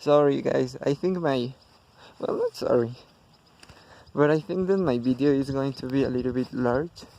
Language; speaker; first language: English; non-native, learner; Spanish